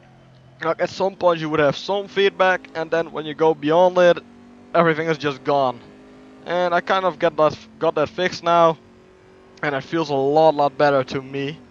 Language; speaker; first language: English; non-native, fluent; Dutch